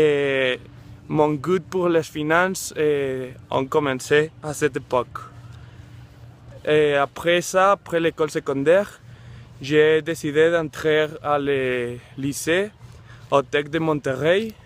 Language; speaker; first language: French; non-native, learner; Spanish